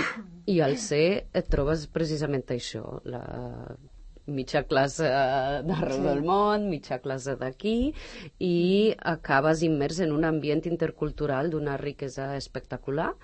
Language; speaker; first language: Catalan; non-native, fluent; Portuguese